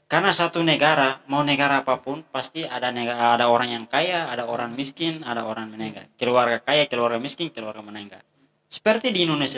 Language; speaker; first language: Indonesian; non-native, fluent; Tetum